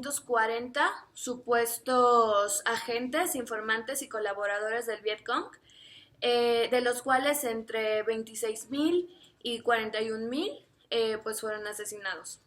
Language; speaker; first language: Spanish; native; Spanish